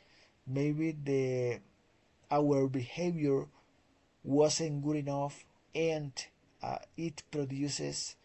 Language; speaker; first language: English; non-native, fluent; Spanish